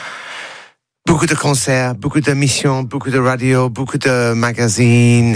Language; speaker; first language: French; non-native, learner; English